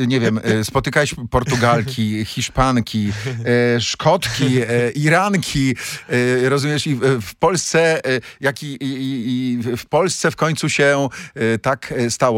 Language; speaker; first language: Polish; native; Polish